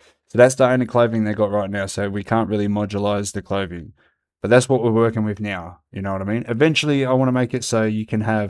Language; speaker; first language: English; native; English